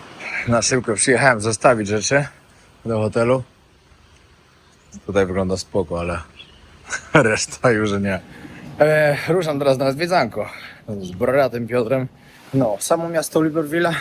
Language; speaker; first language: Polish; native; Polish